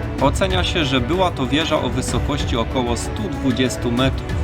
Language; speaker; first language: Polish; native; Polish